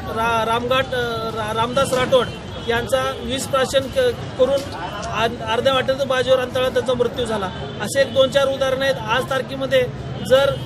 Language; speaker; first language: Marathi; non-native, local second language; Lambadi